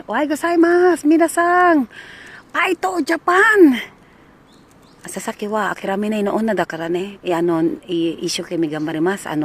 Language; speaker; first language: Japanese; non-native, learner; Filipino